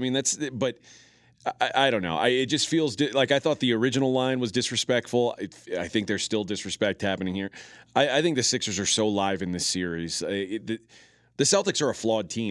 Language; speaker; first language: English; native; English